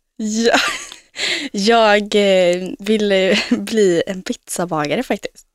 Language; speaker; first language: Swedish; native; Swedish